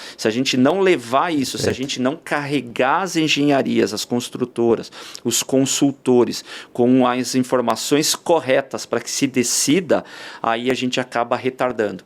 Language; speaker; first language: Portuguese; native; Portuguese